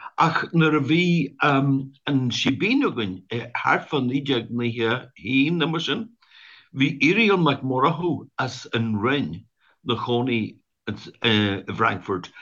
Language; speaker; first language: Irish; native; Irish